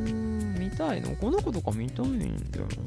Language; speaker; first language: Japanese; native; Japanese